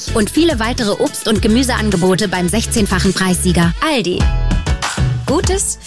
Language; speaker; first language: German; native; German